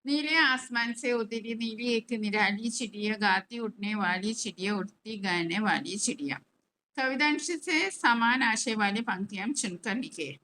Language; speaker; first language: Hindi; non-native, local second language; Malayalam